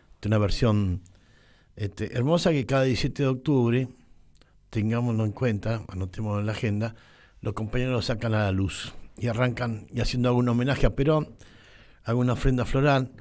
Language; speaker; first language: Spanish; native; Spanish